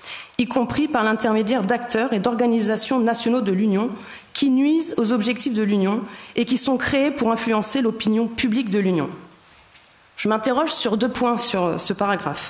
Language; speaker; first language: French; native; French